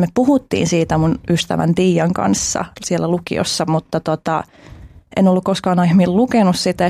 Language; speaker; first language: Finnish; early bilingual, other home language; Albanian